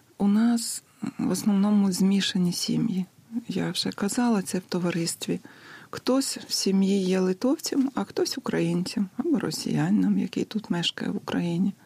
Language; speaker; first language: Ukrainian; non-native, fluent; Lithuanian